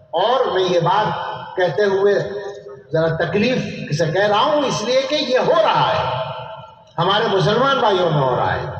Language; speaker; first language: Urdu; native; Urdu